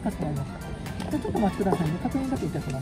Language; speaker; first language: Japanese; native; Japanese